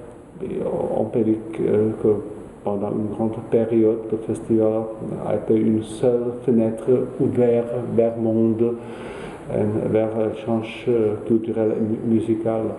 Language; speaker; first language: French; non-native, fluent; Czech